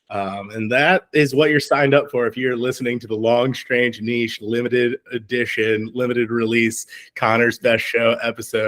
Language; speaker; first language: English; native; English